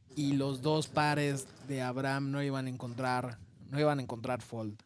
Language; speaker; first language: Spanish; native; Spanish